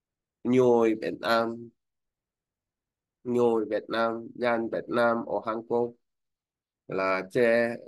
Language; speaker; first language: Vietnamese; non-native, learner; Korean